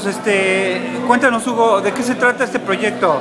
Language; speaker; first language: Spanish; native; Spanish